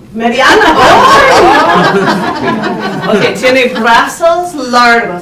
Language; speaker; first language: Spanish; non-native, fluent; English